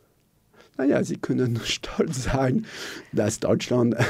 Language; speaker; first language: German; non-native, local second language; French